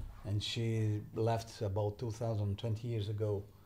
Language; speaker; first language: English; non-native, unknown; Serbian